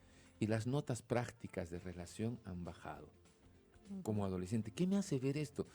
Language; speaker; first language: Spanish; native; Spanish